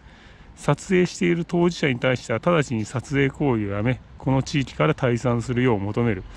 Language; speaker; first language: Japanese; native; Japanese